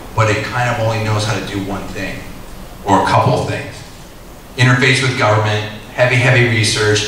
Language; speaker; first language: English; native; English